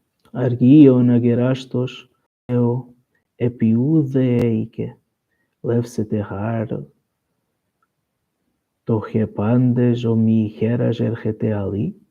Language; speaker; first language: Greek; non-native, learner; Portuguese